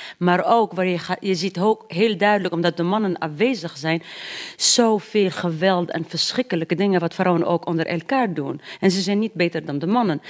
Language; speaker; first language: Dutch; non-native, fluent; Arabic